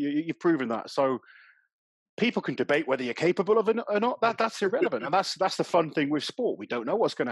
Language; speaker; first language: English; native; English